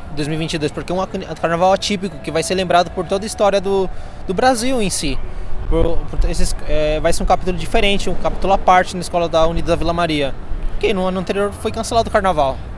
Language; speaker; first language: Portuguese; early bilingual, other home language; Spanish